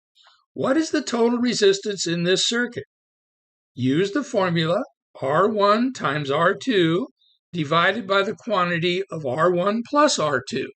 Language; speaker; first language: English; native; English